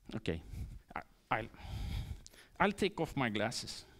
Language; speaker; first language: English; non-native, fluent; Swedish